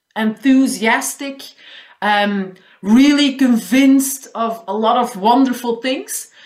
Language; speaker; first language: English; non-native, fluent; Dutch